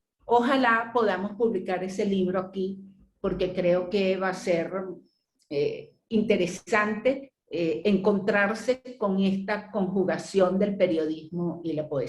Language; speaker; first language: Spanish; native; Spanish